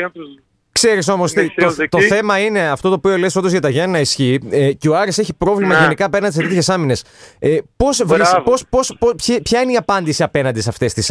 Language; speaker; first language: Greek; native; Greek